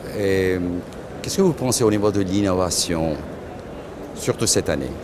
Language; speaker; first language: French; non-native, fluent; Turkish